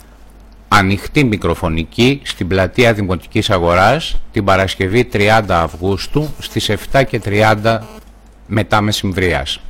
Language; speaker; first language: Greek; native; Greek